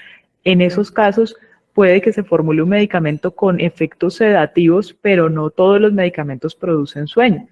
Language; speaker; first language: Spanish; native; Spanish